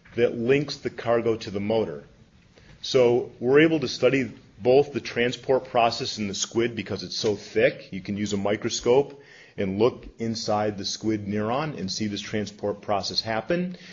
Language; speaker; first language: English; native; English